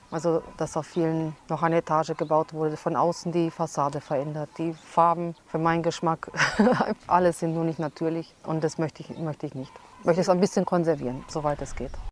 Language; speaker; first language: German; early bilingual, other home language; Hungarian